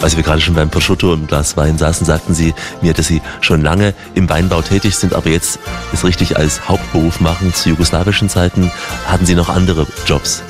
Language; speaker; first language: German; native; German